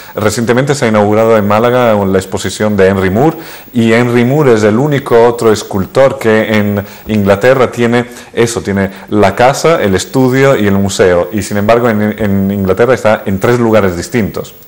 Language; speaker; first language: Spanish; early bilingual, heritage; Spanish